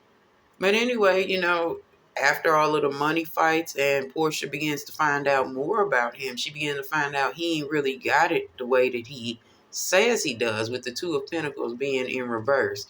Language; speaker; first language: English; native; English